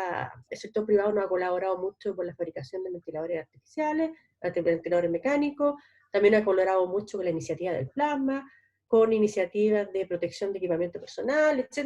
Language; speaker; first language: Spanish; native; Spanish